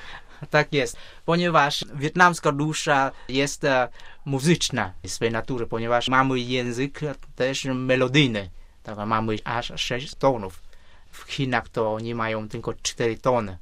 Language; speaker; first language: Polish; non-native, fluent; Vietnamese